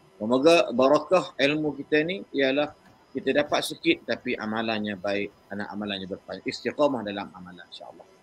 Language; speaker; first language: Malay; native; Malay